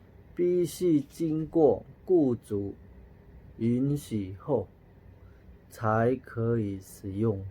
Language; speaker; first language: Chinese; non-native, fluent; Indonesian